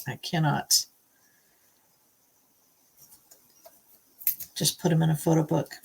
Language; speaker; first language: English; native; English